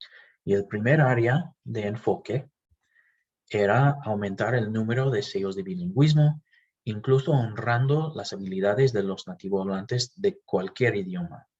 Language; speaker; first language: Spanish; non-native, fluent; English